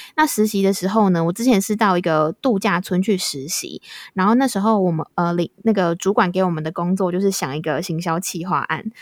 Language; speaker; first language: Chinese; native; Chinese